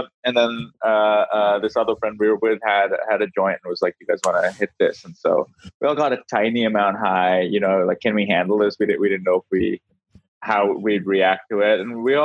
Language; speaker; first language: English; non-native, local second language; Hindi